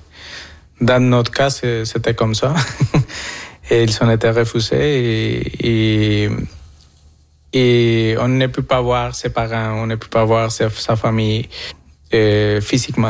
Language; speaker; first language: French; non-native, fluent; Spanish